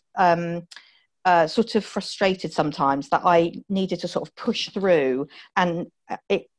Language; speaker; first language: English; native; English